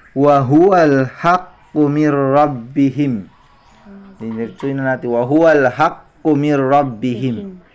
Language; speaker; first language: Filipino; non-native, local second language; Maranao